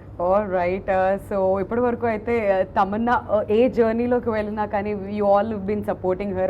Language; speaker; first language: Telugu; native; Telugu